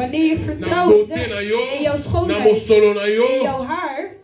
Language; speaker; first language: Dutch; non-native, learner; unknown